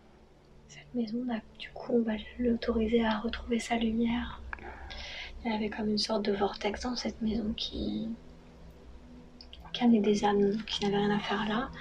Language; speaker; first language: French; native; French